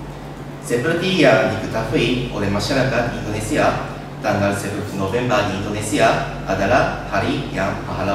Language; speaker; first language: Indonesian; non-native, learner; Japanese